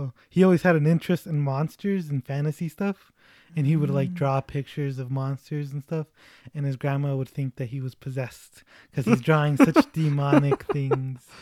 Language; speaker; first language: English; early bilingual, other home language; Spanish